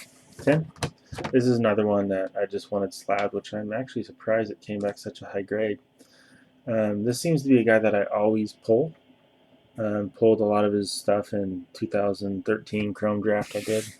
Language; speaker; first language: English; native; English